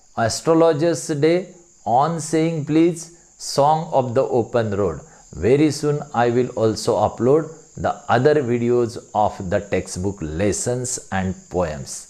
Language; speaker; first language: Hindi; non-native, local second language; Marathi